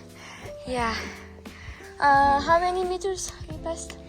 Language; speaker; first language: English; non-native, learner; Uzbek